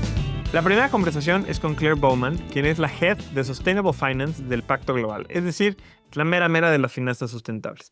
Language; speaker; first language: Spanish; native; Spanish